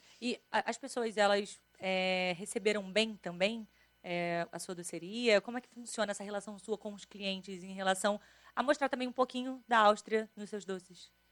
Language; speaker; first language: Portuguese; native; Portuguese